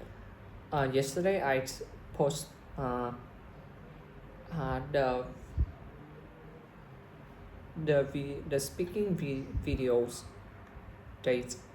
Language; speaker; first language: English; non-native, learner; Vietnamese